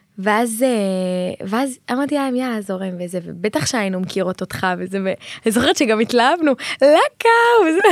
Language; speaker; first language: Hebrew; native; Hebrew